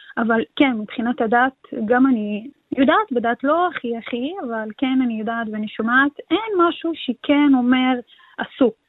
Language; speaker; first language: Hebrew; non-native, local second language; Arabic